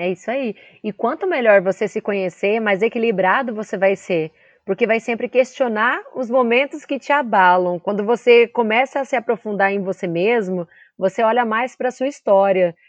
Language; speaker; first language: Portuguese; native; Portuguese